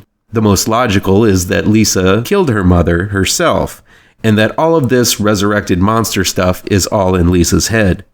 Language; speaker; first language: English; native; English